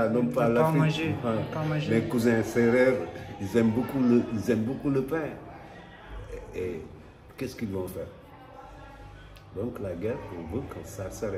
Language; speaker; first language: French; non-native, local second language; Wolof